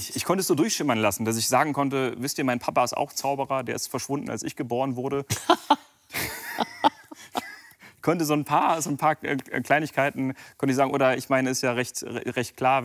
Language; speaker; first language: German; native; German